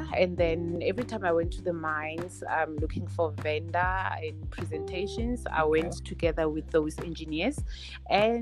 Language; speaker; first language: English; non-native, local second language; Tswana